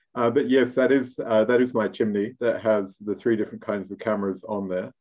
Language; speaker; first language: English; native; English